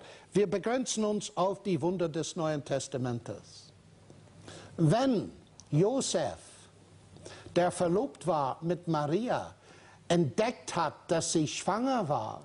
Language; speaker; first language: German; non-native, fluent; English